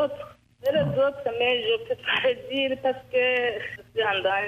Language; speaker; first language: French; non-native, learner; Rundi